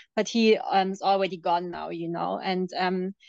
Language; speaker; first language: English; non-native, fluent; German